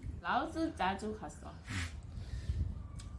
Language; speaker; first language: Korean; non-native, learner; Thai